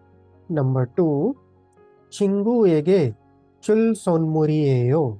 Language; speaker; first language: Korean; non-native, fluent; Hindi